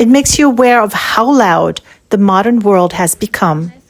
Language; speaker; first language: English; native; English